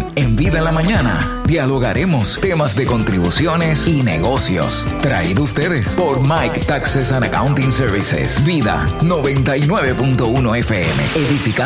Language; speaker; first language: Spanish; native; Spanish